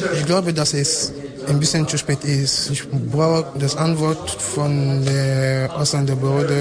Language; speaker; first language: German; non-native, learner; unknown